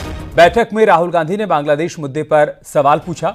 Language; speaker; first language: Hindi; native; Hindi